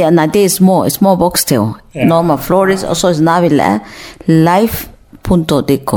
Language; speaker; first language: Danish; non-native, fluent; Spanish